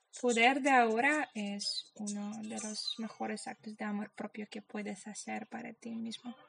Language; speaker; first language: Spanish; non-native, fluent; Polish